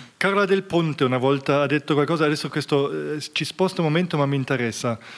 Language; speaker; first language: Italian; non-native, fluent; German